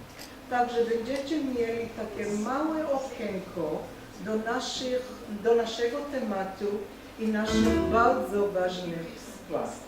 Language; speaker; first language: Polish; non-native, fluent; Hebrew